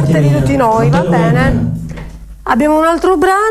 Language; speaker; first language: Italian; native; Italian